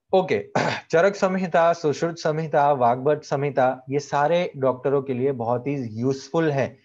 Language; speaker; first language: Hindi; non-native, local second language; Gujarati